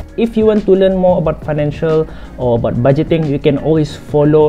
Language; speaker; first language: English; non-native, local second language; Malay